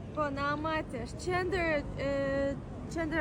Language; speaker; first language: Albanian; non-native, learner; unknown